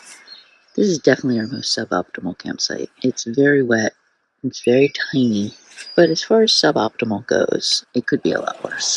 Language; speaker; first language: English; native; English